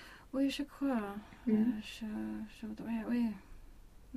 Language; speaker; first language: French; non-native, learner; Swedish